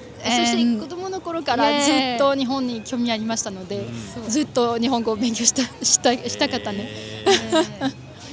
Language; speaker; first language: Japanese; non-native, fluent; French